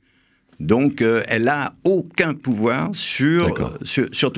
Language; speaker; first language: French; native; French